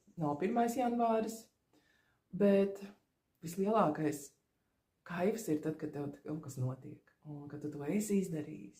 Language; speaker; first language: Latvian; native; Latvian